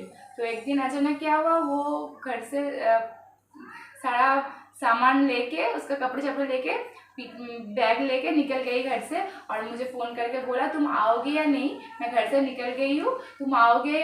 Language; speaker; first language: Hindi; non-native, local second language; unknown